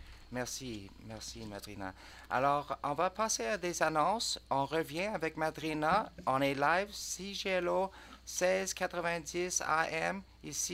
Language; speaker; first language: French; non-native, learner; English